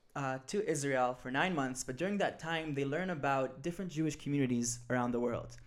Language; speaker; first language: English; early bilingual, other home language; Hebrew